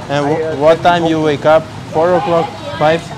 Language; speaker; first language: English; non-native, learner; Russian